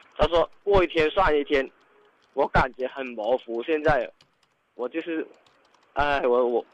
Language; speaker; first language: Chinese; non-native, local second language; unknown